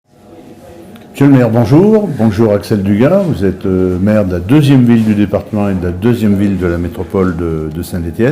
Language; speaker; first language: French; native; French